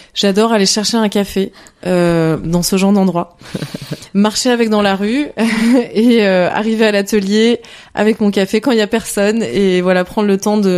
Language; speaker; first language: French; native; French